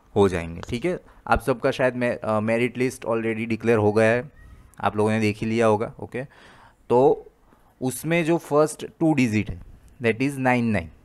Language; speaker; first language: Hindi; non-native, local second language; Gujarati